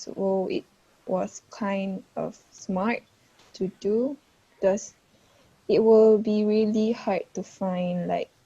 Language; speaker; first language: English; non-native, fluent; Malay